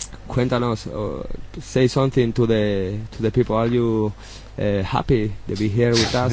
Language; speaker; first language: English; non-native, learner; Spanish